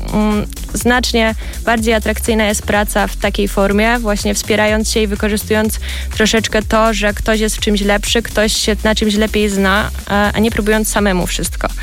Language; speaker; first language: Polish; native; Polish